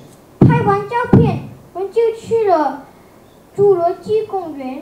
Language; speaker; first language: Chinese; non-native, learner; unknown